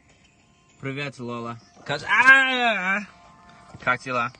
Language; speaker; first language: Russian; non-native, learner; English